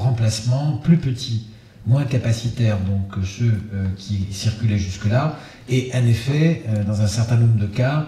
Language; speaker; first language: French; native; French